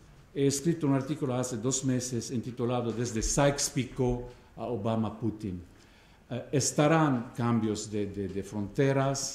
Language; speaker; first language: Spanish; non-native, fluent; Arabic